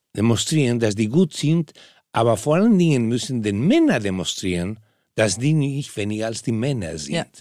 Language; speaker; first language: German; non-native, fluent; Spanish